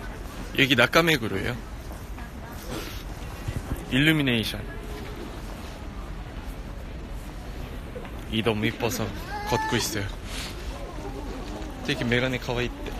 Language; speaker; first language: Japanese; non-native, fluent; Korean